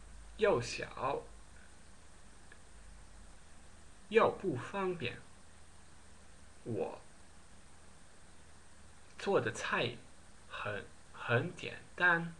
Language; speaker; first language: Chinese; non-native, learner; Dutch